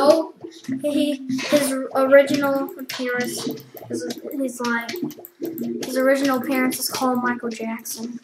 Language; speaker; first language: English; native; English